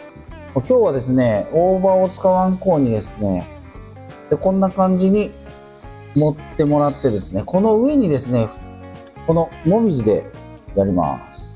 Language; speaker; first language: Japanese; native; Japanese